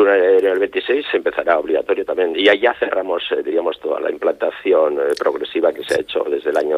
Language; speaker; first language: Spanish; native; Spanish